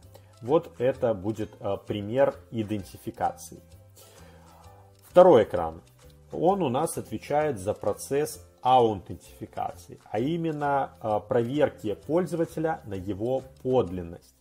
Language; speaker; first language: Russian; native; Russian